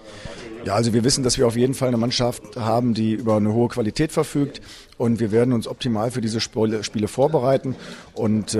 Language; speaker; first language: German; native; German